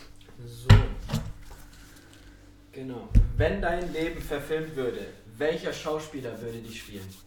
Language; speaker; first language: German; native; German